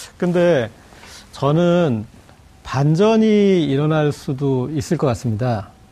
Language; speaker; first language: Korean; native; Korean